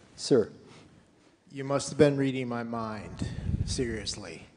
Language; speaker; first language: English; native; English